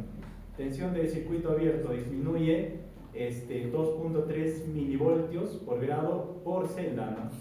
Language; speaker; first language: Spanish; native; Spanish